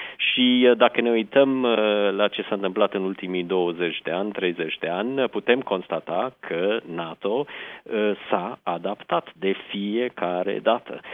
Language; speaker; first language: Romanian; early bilingual, heritage; Romanian